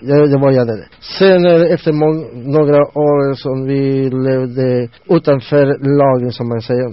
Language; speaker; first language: Swedish; non-native, learner; Spanish